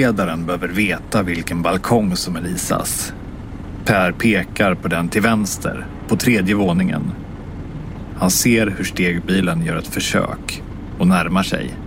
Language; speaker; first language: Swedish; native; Swedish